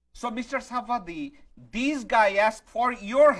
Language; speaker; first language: English; non-native, fluent; Bangla